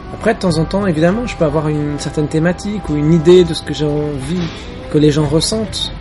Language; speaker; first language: French; early bilingual, other home language; Arabic